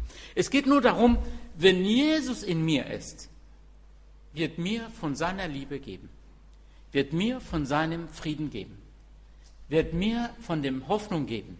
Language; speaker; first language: German; non-native, fluent; Arabic